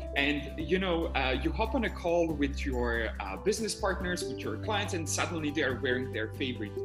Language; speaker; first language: English; non-native, fluent; Slovak